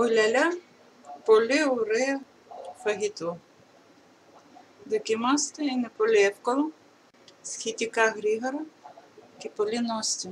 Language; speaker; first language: Greek; non-native, learner; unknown